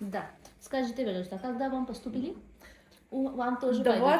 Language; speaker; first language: Russian; non-native, learner; Marathi